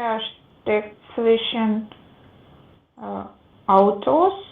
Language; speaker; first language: German; non-native, learner; Macedonian